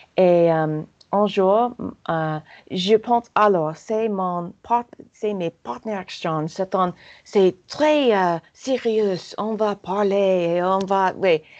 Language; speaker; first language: French; non-native, learner; English